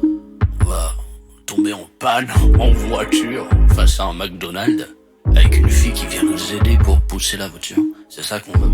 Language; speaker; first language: French; native; French